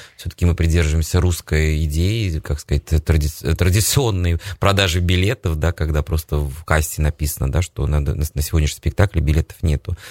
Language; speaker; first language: Russian; native; Russian